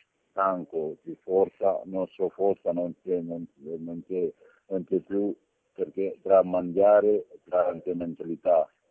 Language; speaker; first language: Italian; non-native, learner; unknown